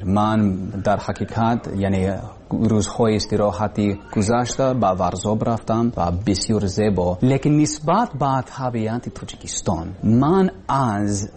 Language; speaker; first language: Persian; non-native, learner; English